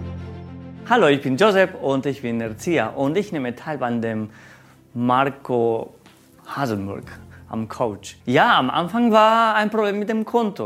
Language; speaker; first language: German; non-native, learner; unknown